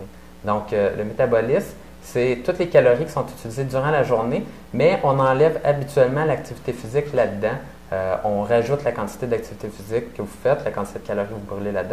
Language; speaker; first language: French; native; French